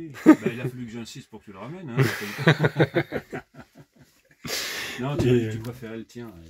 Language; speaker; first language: French; native; French